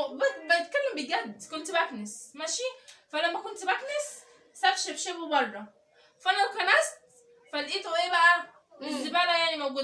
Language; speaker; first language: Arabic; native; Arabic